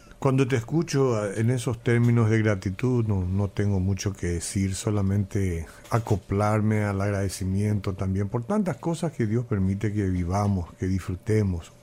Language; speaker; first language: Spanish; native; Spanish